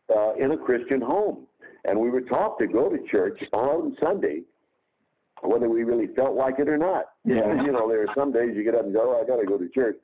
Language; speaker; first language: English; native; English